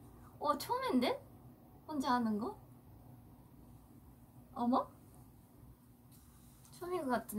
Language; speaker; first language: Korean; non-native, fluent; Japanese